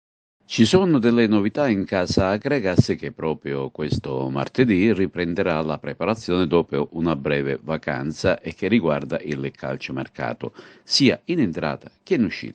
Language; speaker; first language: Italian; native; Italian